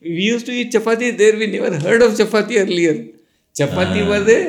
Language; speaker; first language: English; non-native, local second language; Marathi